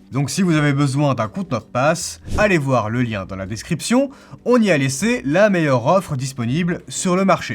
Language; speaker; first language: French; native; French